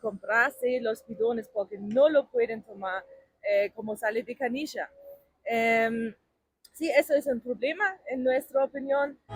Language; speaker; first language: Spanish; non-native, fluent; German